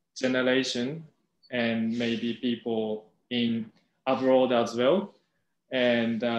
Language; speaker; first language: English; non-native, fluent; Japanese